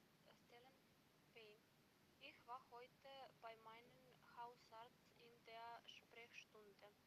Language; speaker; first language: German; non-native, learner; Macedonian